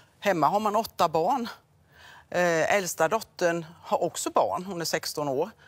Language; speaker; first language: Swedish; native; Swedish